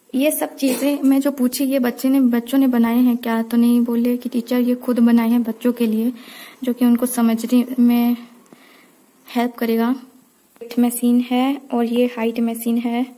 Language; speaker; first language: Hindi; non-native, local second language; Odia